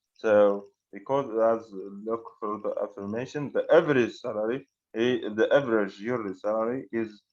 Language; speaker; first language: English; non-native, fluent; Arabic